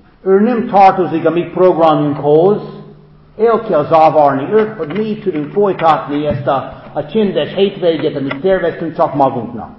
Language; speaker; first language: Hungarian; non-native, fluent; English